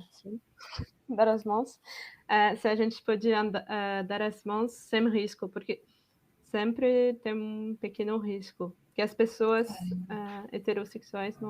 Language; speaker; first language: Portuguese; non-native, fluent; French